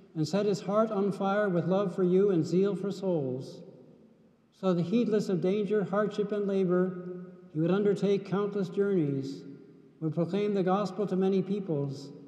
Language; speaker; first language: English; native; English